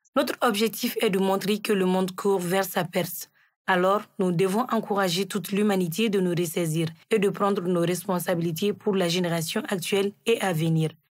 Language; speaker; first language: French; non-native, local second language; Bambara